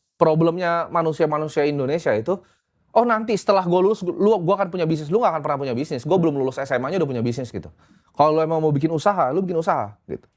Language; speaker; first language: Indonesian; native; Indonesian